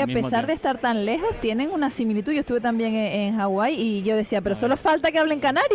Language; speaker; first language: Spanish; native; Spanish